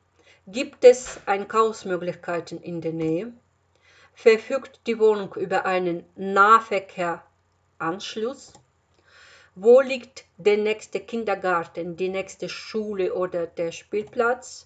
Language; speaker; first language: German; non-native, fluent; Russian